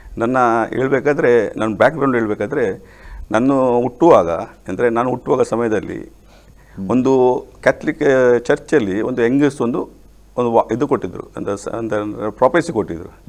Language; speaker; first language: Kannada; non-native, local second language; Konkani